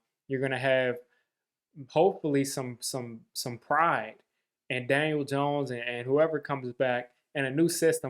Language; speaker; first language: English; native; English